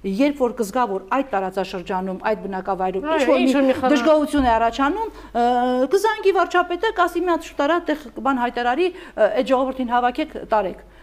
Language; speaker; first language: Armenian; native; Armenian